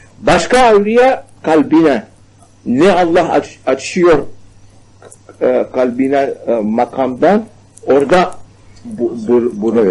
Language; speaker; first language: Turkish; non-native, learner; Arabic